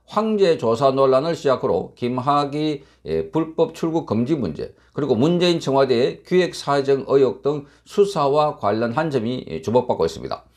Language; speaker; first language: Korean; native; Korean